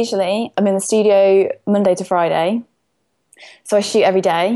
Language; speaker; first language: English; native; English